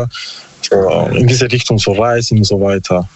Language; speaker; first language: German; non-native, learner; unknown